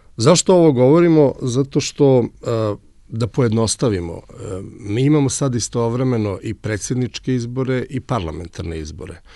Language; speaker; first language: Serbian; native; Serbian